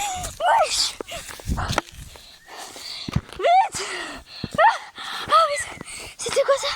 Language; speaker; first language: French; native; French